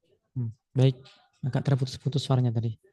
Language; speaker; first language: Indonesian; native; Indonesian